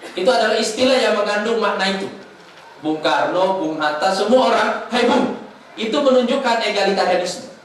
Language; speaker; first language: Indonesian; non-native, local second language; Buginese